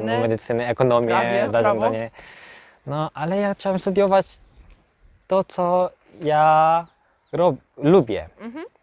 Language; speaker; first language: Polish; non-native, learner; Korean